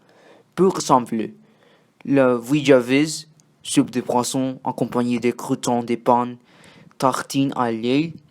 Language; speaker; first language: French; non-native, learner; Spanish